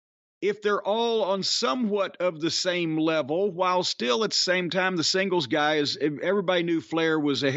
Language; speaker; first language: English; native; English